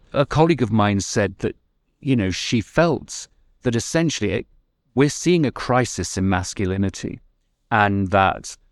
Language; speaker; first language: English; native; English